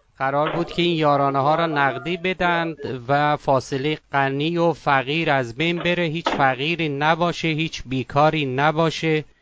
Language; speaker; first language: Persian; native; Persian